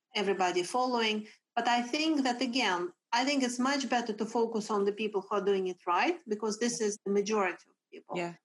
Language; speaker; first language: English; non-native, fluent; Russian